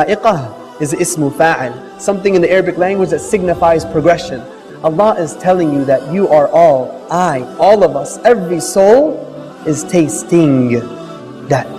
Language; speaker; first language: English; native; English